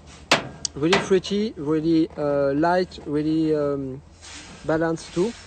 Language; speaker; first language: English; non-native, learner; French